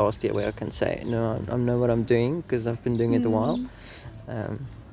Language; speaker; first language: English; non-native, local second language; Afrikaans